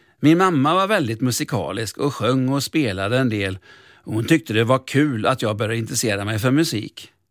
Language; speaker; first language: Swedish; native; Swedish